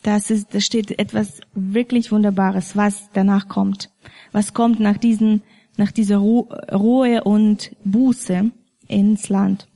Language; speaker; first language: German; non-native, fluent; Russian